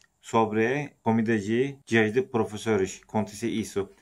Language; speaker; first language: Portuguese; non-native, learner; Turkish